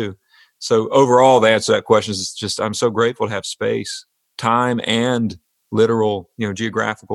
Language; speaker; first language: English; native; English